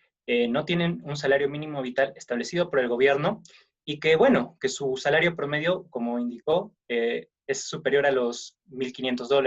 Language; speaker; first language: Spanish; native; Spanish